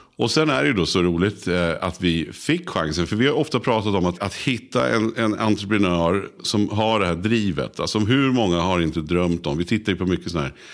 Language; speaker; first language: Swedish; native; Swedish